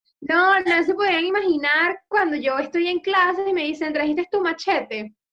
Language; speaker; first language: Spanish; native; Spanish